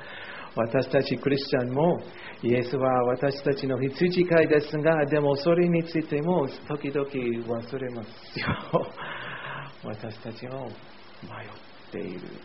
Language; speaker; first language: Japanese; non-native, fluent; English